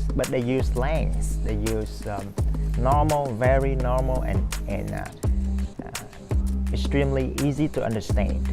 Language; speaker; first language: English; non-native, fluent; Vietnamese